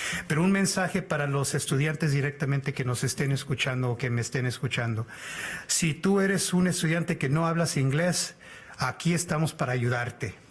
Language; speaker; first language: Spanish; early bilingual, heritage; Spanish